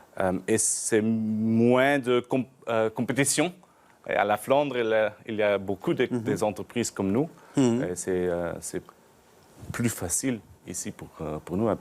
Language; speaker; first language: French; non-native, learner; Dutch